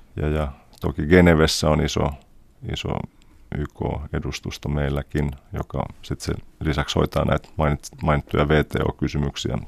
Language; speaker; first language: Finnish; native; Finnish